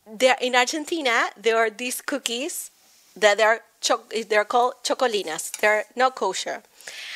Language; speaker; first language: English; non-native, fluent; Spanish